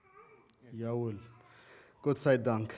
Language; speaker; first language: German; non-native, learner; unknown